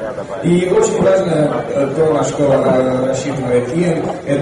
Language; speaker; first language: Russian; native; Russian